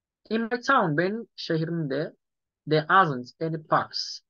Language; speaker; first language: English; non-native, local second language; Yoruba